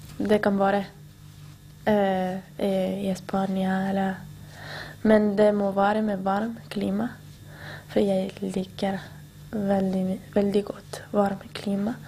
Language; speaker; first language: Norwegian; non-native, learner; Spanish